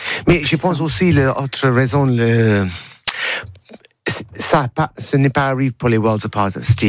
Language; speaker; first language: French; non-native, learner; English